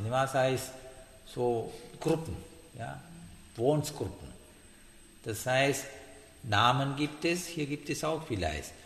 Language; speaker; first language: German; non-native, learner; Sinhala